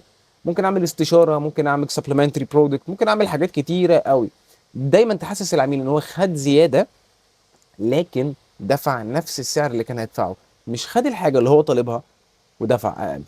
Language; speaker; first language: Arabic; native; Arabic